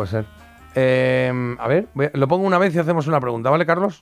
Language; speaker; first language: Spanish; native; Spanish